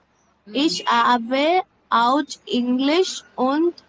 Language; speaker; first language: German; non-native, learner; Tamil